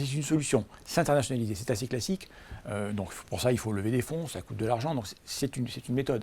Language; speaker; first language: French; native; French